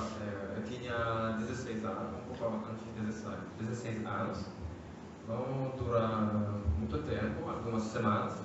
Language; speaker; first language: Portuguese; non-native, fluent; French